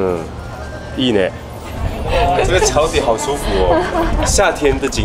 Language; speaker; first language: Chinese; native; Chinese